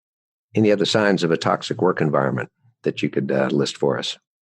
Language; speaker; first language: English; native; English